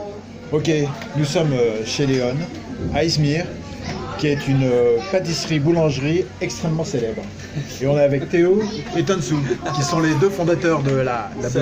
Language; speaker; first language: French; native; French